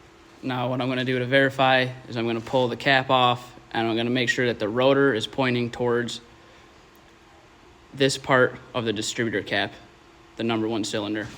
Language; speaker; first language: English; native; English